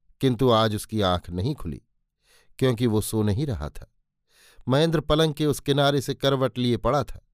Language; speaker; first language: Hindi; native; Hindi